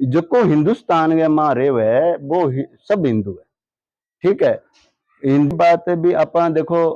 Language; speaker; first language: Hindi; native; Hindi